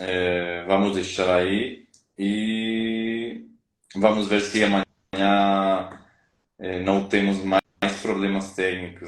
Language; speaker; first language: Portuguese; non-native, fluent; Spanish